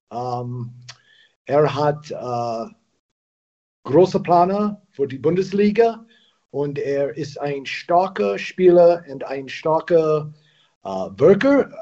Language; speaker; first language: German; non-native, learner; English